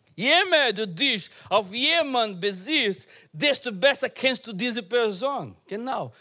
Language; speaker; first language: German; non-native, learner; Portuguese